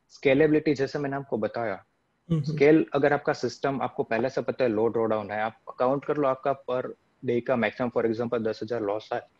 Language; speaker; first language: Hindi; non-native, local second language; Gujarati